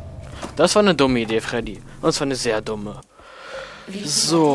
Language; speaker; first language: German; native; German